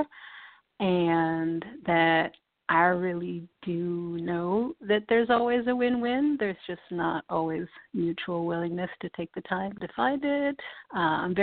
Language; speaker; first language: English; native; English